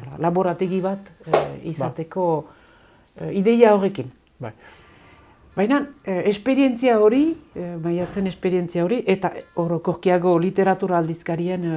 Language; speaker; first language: Basque; native; Basque